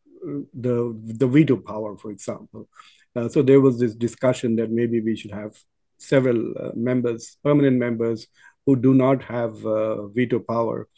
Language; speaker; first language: English; non-native, local second language; Urdu